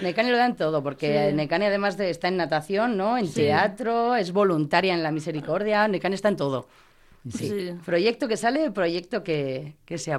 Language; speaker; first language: Spanish; native; Spanish